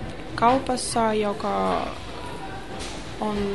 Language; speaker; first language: Finnish; non-native, learner; Russian